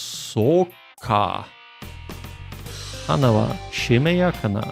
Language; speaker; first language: Japanese; non-native, learner; English